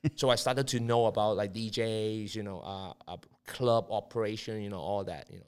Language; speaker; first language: English; non-native, local second language; Cantonese